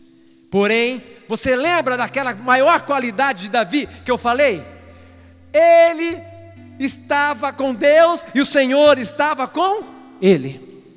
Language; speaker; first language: Portuguese; native; Portuguese